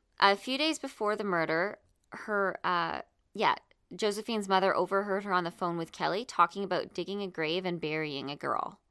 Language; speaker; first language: English; native; English